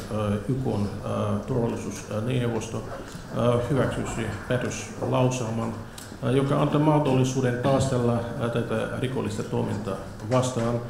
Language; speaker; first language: Finnish; non-native, fluent; Russian